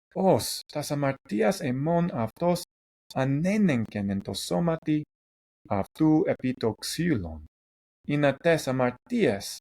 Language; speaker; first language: Greek; non-native, fluent; English